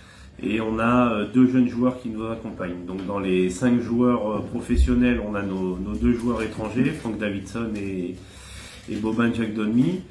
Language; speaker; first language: French; native; French